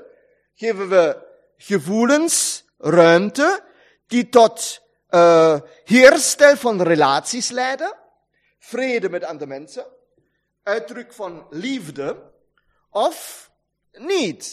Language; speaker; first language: Dutch; non-native, fluent; German